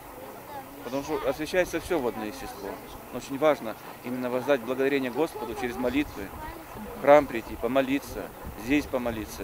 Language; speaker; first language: Russian; native; Russian